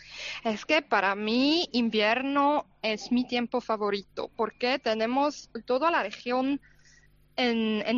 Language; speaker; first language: Spanish; non-native, fluent; German